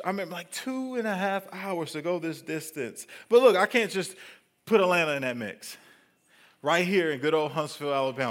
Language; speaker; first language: English; native; English